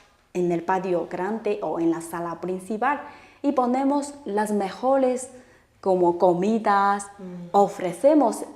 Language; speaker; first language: Spanish; non-native, fluent; Chinese